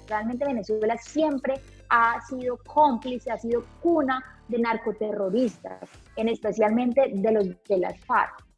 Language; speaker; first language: Spanish; native; Spanish